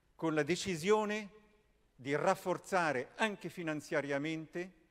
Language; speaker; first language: Italian; native; Italian